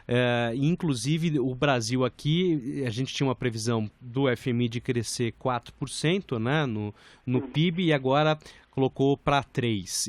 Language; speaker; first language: Portuguese; native; Portuguese